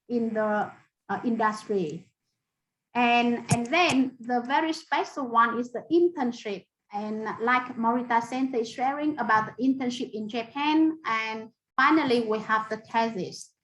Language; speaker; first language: English; non-native, fluent; Vietnamese